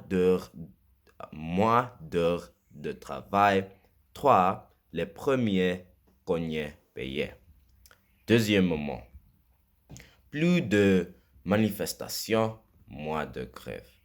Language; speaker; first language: French; non-native, learner; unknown